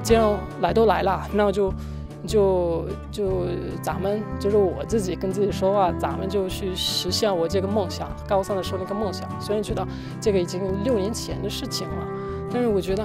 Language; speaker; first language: Chinese; non-native, fluent; Arabic